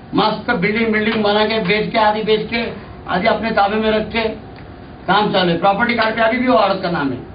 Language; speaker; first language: Hindi; non-native, local second language; Marathi